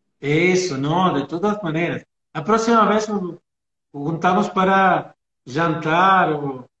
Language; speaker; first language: Portuguese; non-native, learner; Spanish